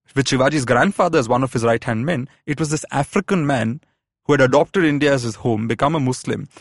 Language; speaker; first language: English; non-native, local second language; Malayalam